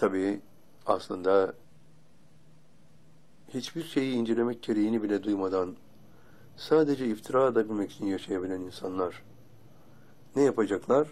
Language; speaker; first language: Turkish; native; Turkish